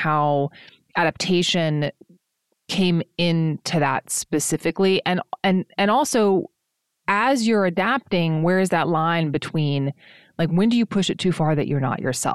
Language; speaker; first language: English; native; English